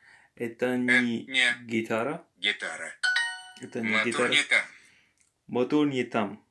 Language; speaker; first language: Russian; non-native, learner; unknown